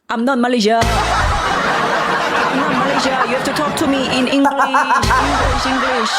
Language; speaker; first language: English; non-native, learner; Thai